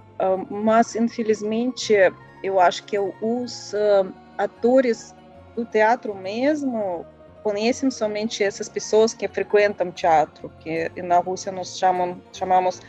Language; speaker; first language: Portuguese; non-native, learner; Russian